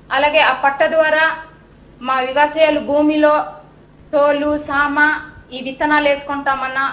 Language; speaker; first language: Telugu; non-native, local second language; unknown